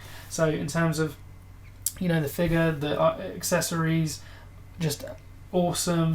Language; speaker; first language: English; native; English